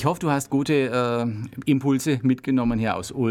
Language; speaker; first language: German; native; German